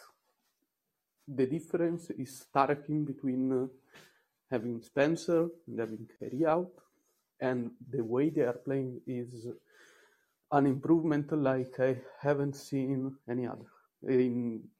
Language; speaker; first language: English; non-native, fluent; Italian